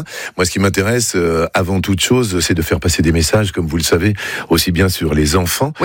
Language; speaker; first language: French; native; French